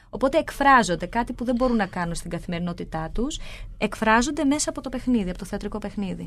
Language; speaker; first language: Greek; early bilingual, other home language; Albanian